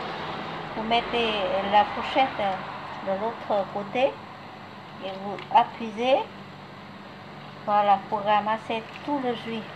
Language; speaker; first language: French; non-native, fluent; Vietnamese